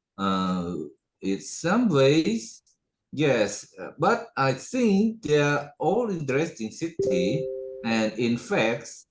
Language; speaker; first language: English; non-native, learner; Khmer